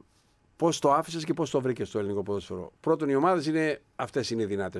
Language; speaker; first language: Greek; native; Greek